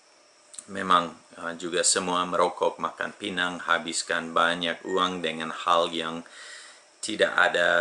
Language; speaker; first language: Indonesian; non-native, fluent; English